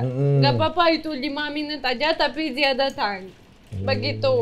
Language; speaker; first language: Indonesian; non-native, learner; Russian